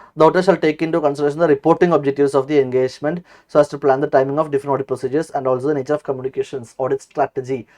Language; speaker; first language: English; non-native, local second language; Malayalam